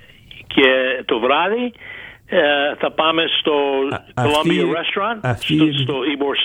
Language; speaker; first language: Greek; early bilingual, heritage; Greek